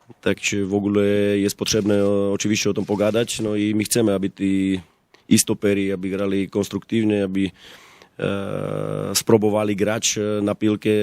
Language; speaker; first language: Polish; non-native, learner; Slovak